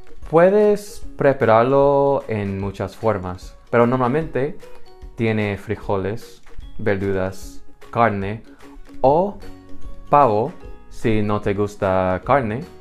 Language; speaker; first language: Spanish; non-native, fluent; English